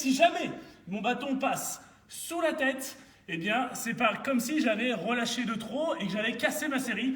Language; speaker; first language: French; native; French